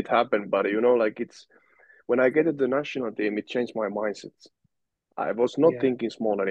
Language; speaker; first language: English; non-native, fluent; Finnish